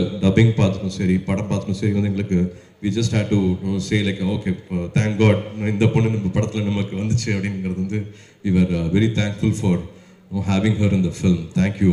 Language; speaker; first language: Tamil; native; Tamil